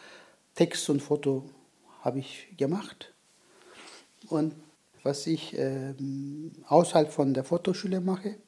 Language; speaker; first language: German; non-native, learner; Turkish